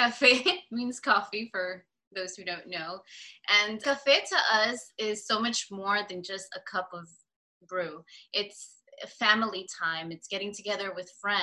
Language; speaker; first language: English; native; English